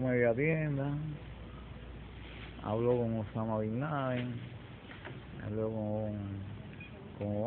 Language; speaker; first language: Spanish; native; Spanish